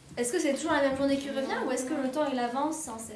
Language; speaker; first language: French; native; French